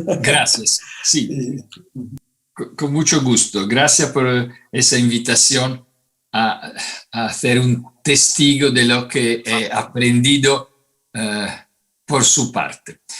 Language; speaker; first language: Spanish; non-native, fluent; Italian